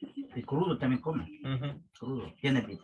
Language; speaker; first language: Spanish; non-native, local second language; Quechua